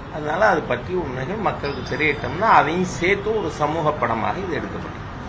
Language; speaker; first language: Tamil; native; Tamil